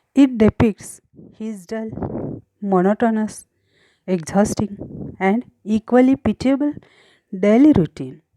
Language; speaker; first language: English; non-native, local second language; Marathi